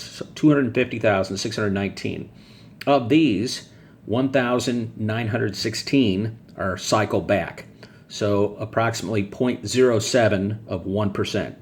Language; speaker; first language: English; native; English